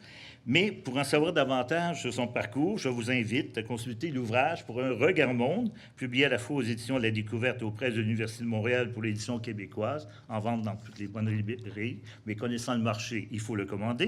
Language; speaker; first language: French; native; French